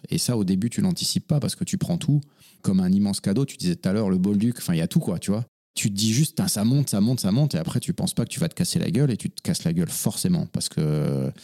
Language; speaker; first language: French; native; French